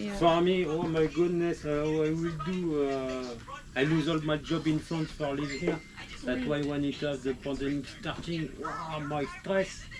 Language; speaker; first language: English; non-native, learner; French